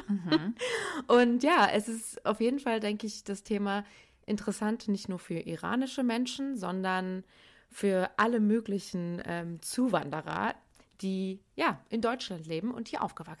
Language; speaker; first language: German; early bilingual, other home language; Persian